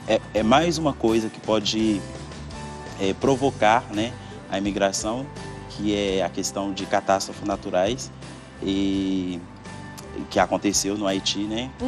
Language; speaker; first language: Portuguese; non-native, fluent; Haitian Creole